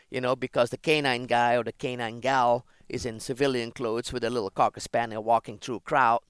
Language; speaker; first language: English; non-native, fluent; Dutch